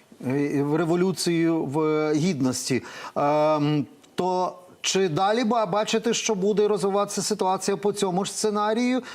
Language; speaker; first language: Ukrainian; native; Ukrainian